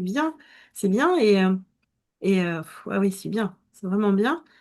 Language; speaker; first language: French; native; French